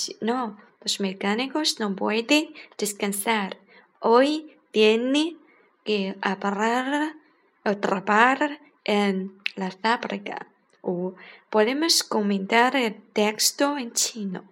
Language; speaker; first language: Spanish; non-native, learner; Chinese